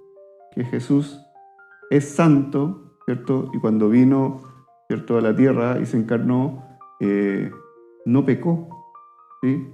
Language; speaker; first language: Spanish; native; Spanish